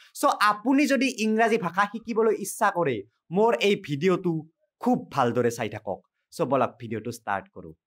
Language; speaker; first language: Assamese; native; Assamese